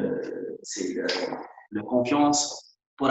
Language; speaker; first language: French; non-native, local second language; Arabic